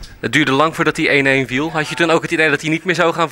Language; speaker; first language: Dutch; native; Dutch